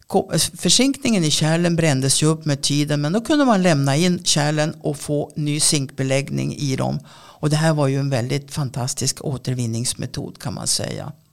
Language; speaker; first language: Swedish; native; Swedish